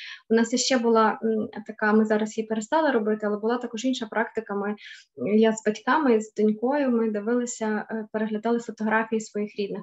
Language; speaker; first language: Ukrainian; native; Ukrainian